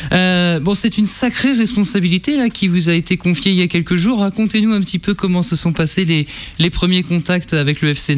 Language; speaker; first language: French; native; French